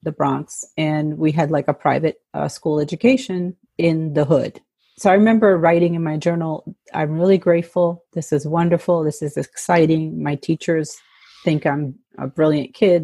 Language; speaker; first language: English; early bilingual, other home language; Spanish